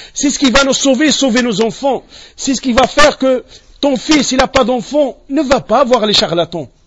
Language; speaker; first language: French; non-native, local second language; Arabic